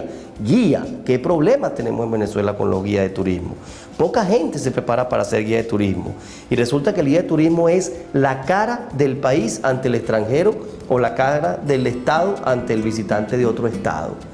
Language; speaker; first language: Spanish; native; Spanish